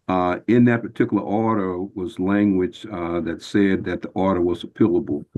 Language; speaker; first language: English; native; English